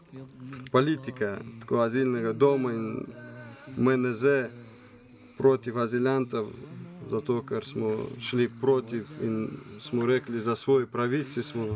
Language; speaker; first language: Slovenian; non-native, learner; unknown